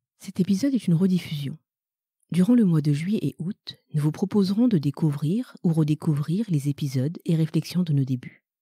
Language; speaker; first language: French; early bilingual, other home language; Malagasy